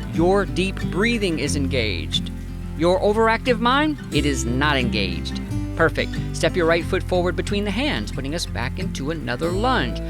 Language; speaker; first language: English; native; English